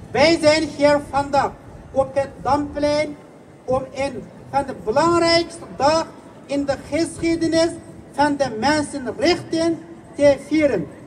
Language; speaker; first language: Dutch; non-native, fluent; Uyghur